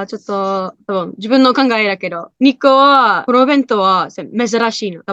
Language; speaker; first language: Japanese; non-native, learner; English